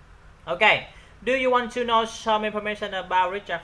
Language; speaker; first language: English; non-native, learner; Vietnamese